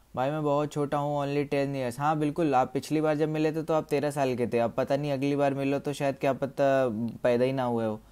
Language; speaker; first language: Hindi; native; Hindi